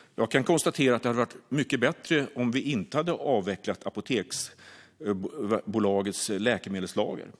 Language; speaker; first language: Swedish; native; Swedish